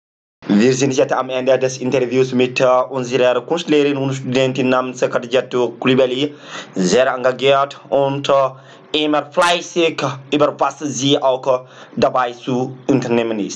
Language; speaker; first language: German; non-native, learner; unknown